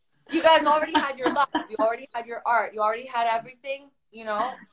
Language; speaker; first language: English; non-native, fluent; Croatian